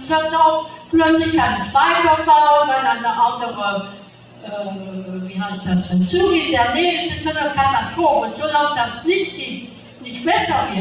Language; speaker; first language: German; non-native, fluent; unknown